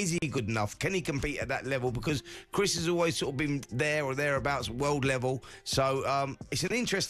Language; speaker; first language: English; native; English